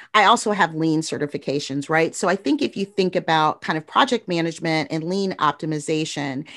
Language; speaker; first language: English; native; English